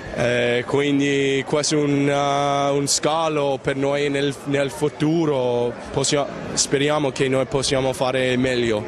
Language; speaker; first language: Italian; non-native, learner; Spanish